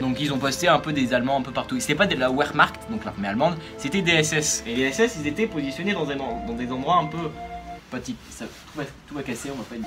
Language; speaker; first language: French; native; French